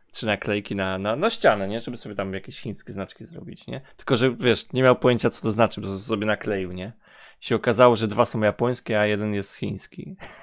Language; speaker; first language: Polish; native; Polish